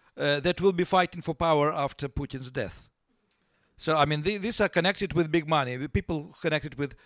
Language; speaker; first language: English; non-native, fluent; Russian